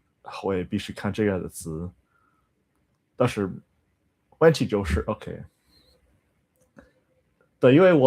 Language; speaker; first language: Chinese; non-native, learner; English